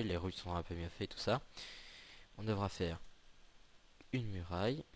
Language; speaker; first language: French; native; French